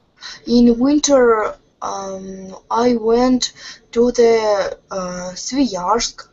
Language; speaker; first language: English; non-native, learner; Russian